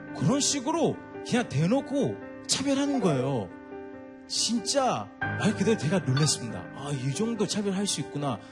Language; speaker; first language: Korean; non-native, fluent; English